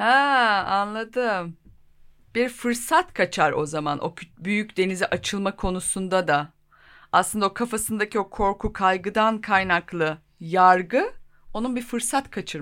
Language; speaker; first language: Turkish; native; Turkish